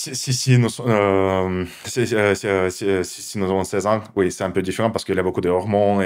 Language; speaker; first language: French; non-native, fluent; Russian